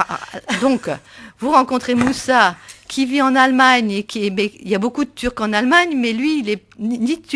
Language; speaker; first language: French; native; French